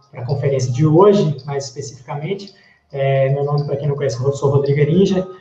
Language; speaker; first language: Portuguese; native; Portuguese